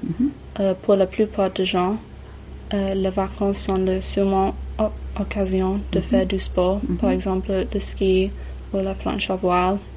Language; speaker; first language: French; non-native, learner; English